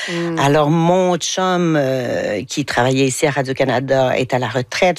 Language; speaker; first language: French; native; French